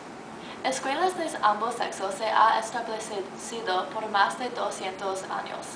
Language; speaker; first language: Spanish; non-native, learner; English